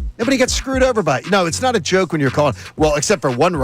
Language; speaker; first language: English; native; English